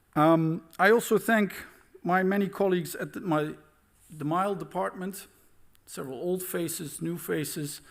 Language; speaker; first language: English; non-native, fluent; Dutch